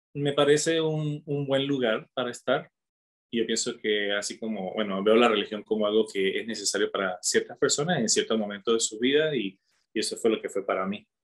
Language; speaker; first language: Spanish; native; Spanish